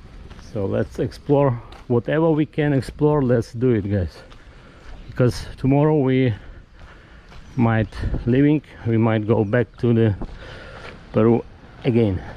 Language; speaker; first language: English; non-native, fluent; Russian